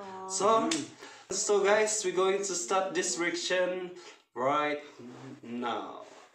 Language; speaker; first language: English; non-native, local second language; Malay